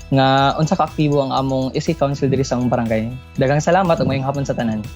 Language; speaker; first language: Cebuano; native; Cebuano